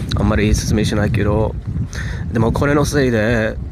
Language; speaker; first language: Japanese; non-native, fluent; English